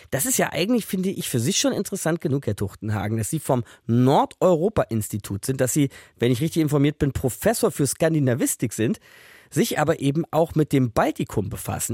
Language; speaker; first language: German; native; German